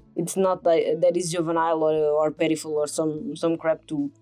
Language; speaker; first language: English; non-native, fluent; Portuguese